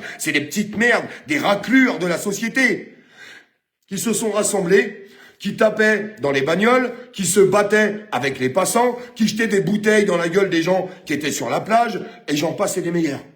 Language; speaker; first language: French; native; French